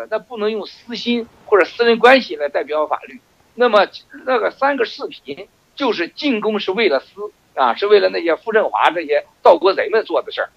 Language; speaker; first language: Chinese; native; Chinese